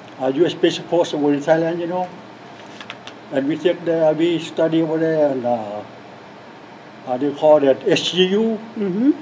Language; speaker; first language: English; non-native, learner; Lao